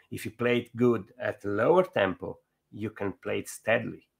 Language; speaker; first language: English; non-native, fluent; Italian